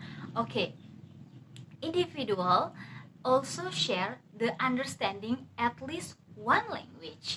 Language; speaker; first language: English; non-native, learner; Indonesian